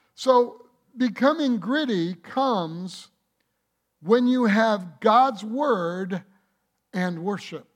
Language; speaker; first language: English; native; English